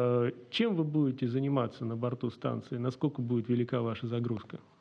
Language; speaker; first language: Russian; native; Russian